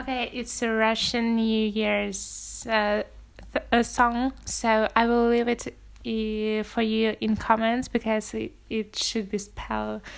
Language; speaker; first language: English; non-native, fluent; Russian